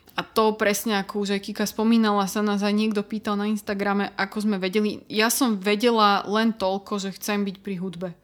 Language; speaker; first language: Slovak; native; Slovak